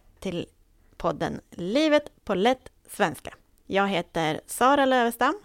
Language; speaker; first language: Swedish; native; Swedish